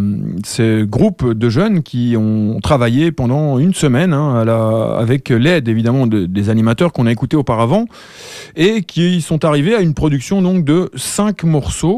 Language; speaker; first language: French; native; French